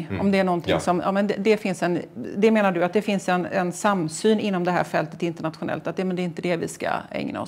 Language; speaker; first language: Swedish; native; Swedish